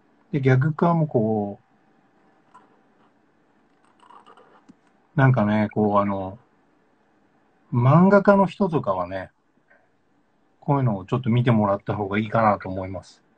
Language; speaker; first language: Japanese; native; Japanese